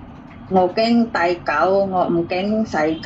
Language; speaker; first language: Cantonese; non-native, learner; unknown